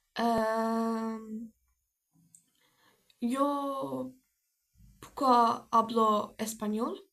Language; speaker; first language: Spanish; non-native, learner; Turkish